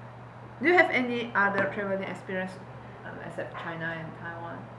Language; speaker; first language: English; non-native, learner; Chinese